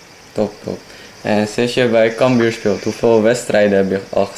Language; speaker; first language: Dutch; non-native, fluent; Indonesian